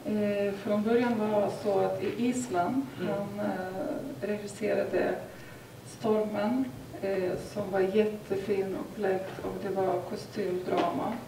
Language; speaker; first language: Swedish; non-native, fluent; Lithuanian